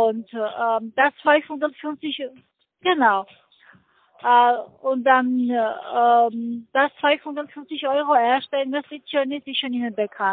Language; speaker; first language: German; non-native, learner; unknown